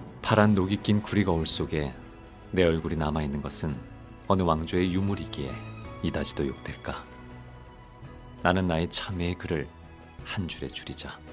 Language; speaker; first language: Korean; native; Korean